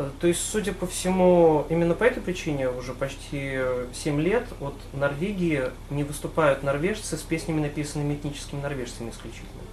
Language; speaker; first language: Russian; native; Russian